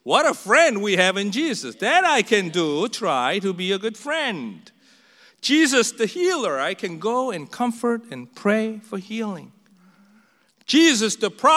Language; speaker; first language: English; non-native, fluent; Korean